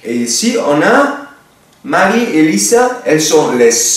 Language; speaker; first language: French; non-native, fluent; Spanish